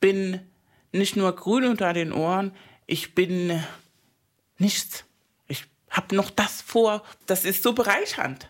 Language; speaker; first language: German; non-native, fluent; Spanish